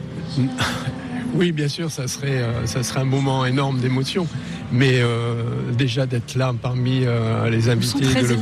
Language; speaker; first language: French; native; French